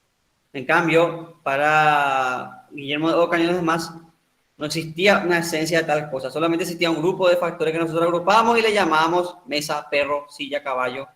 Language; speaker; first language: Spanish; native; Spanish